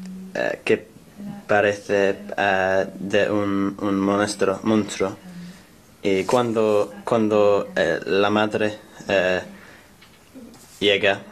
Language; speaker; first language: Spanish; non-native, learner; English